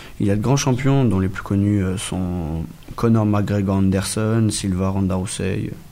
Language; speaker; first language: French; native; French